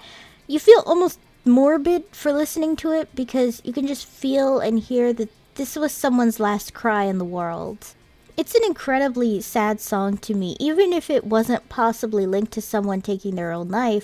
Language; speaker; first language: English; native; English